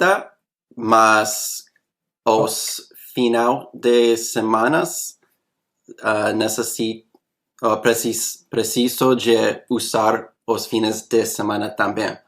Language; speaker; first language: Portuguese; non-native, learner; English